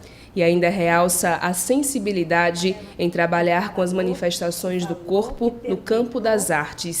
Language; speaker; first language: Portuguese; native; Portuguese